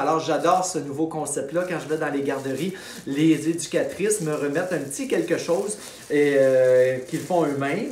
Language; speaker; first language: French; native; French